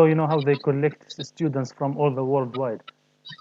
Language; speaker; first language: English; non-native, learner; Arabic